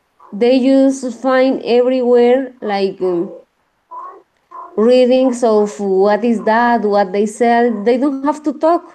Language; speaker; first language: English; non-native, learner; Spanish